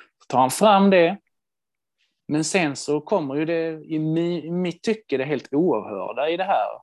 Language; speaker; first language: Swedish; early bilingual, other home language; Hebrew